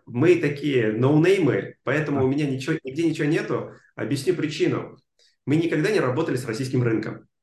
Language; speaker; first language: Russian; non-native, local second language; Armenian